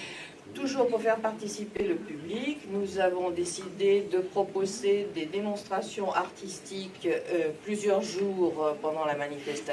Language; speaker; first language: French; native; French